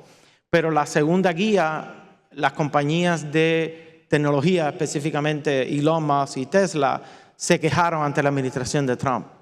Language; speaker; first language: Spanish; native; Spanish